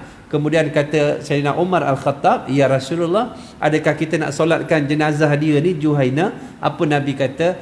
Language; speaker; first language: Malay; native; Malay